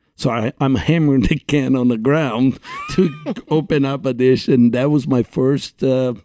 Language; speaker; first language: English; non-native, fluent; Portuguese